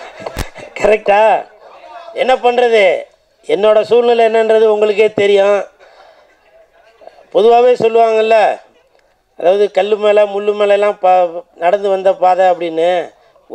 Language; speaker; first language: Tamil; native; Tamil